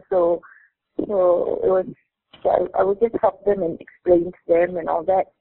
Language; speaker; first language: English; non-native, local second language; Min Nan Chinese